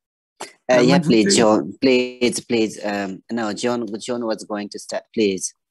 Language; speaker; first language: English; non-native, fluent; Vietnamese